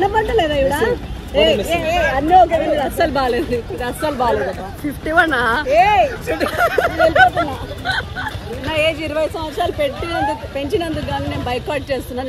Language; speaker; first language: Telugu; non-native, local second language; Malayalam